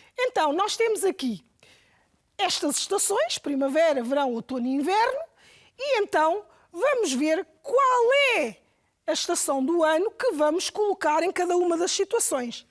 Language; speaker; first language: Portuguese; native; Portuguese